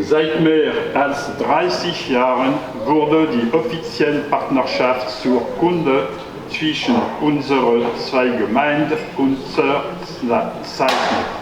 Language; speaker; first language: German; non-native, learner; French